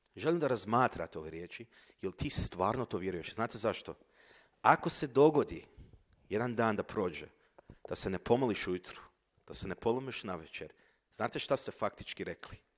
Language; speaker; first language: Croatian; early bilingual, heritage; Croatian